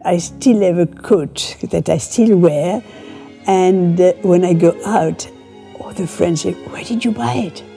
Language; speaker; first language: English; non-native, fluent; French